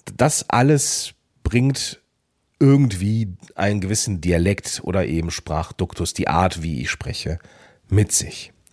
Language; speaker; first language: German; native; German